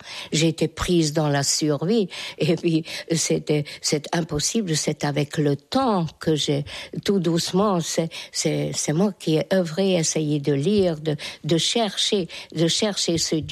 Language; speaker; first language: French; non-native, fluent; Hungarian